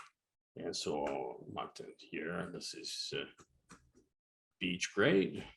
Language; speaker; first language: German; non-native, learner; English